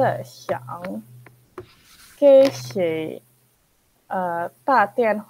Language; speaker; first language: Chinese; non-native, learner; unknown